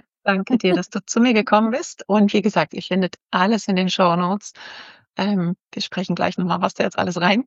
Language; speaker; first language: German; native; German